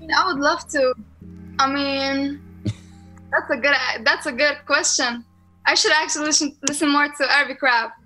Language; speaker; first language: English; non-native, fluent; Arabic